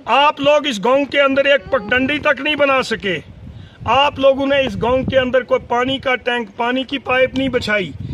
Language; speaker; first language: Urdu; non-native, local second language; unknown